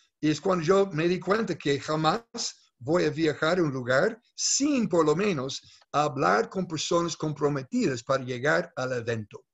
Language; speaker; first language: Spanish; non-native, fluent; English